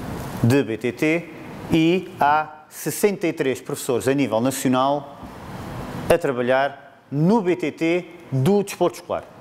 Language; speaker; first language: Portuguese; native; Portuguese